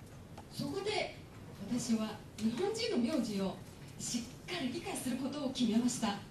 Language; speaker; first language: Japanese; non-native, fluent; Chinese